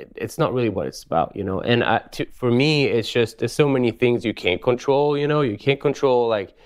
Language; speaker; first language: English; non-native, fluent; Swedish